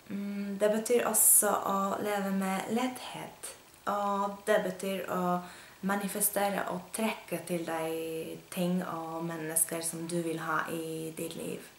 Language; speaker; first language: Norwegian; non-native, fluent; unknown